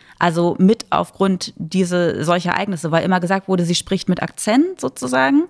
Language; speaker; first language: German; native; German